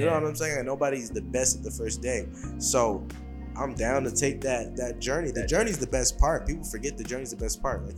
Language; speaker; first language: English; native; English